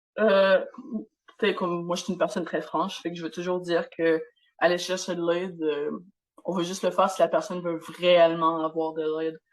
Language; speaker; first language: French; non-native, local second language; English